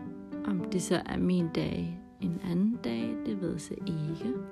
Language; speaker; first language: Danish; non-native, local second language; Kalaallisut